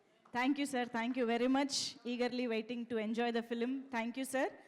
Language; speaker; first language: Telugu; native; Telugu